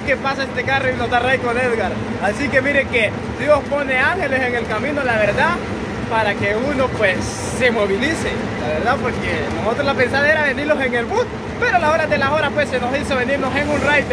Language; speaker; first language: Spanish; native; Spanish